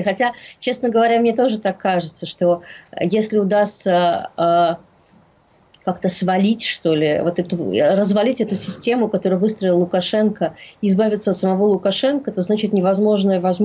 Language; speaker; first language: Russian; native; Russian